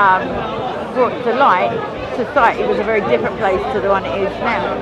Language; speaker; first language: English; native; English